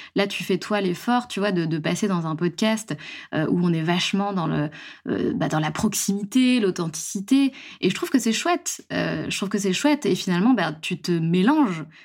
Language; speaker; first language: French; native; French